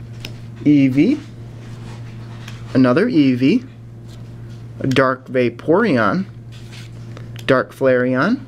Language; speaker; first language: English; native; English